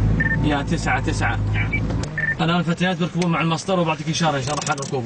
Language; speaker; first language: Arabic; native; Arabic